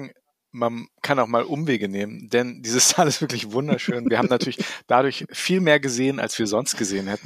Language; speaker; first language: German; native; German